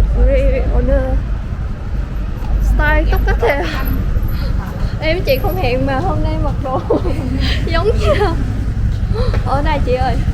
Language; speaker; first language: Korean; non-native, learner; Vietnamese